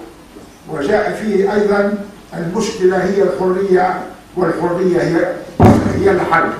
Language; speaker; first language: Arabic; native; Arabic